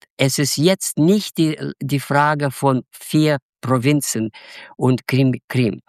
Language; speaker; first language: German; non-native, learner; Russian